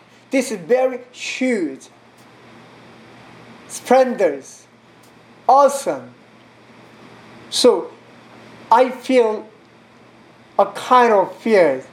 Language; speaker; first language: English; non-native, learner; Korean